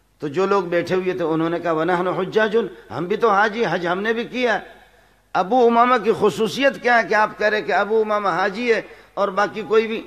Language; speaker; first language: Urdu; non-native, local second language; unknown